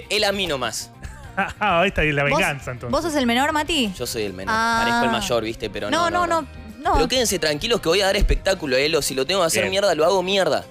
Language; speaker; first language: Spanish; native; Spanish